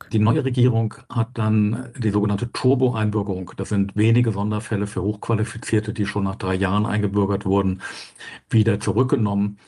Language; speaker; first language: German; native; German